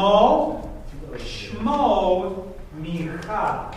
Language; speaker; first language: Hebrew; non-native, fluent; English